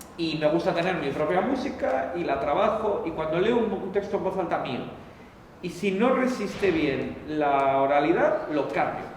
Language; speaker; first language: Spanish; native; Spanish